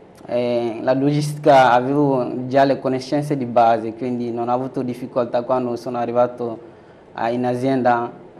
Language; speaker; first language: Italian; non-native, fluent; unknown